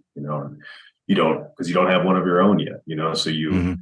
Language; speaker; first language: English; native; English